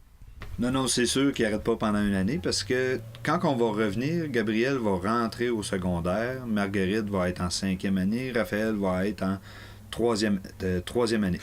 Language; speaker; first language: French; native; French